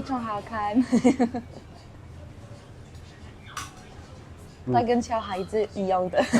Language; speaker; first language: Chinese; non-native, learner; French